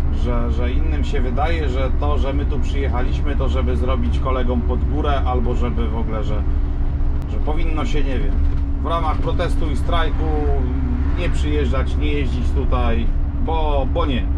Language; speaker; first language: Polish; native; Polish